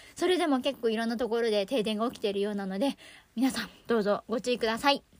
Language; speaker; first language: Japanese; native; Japanese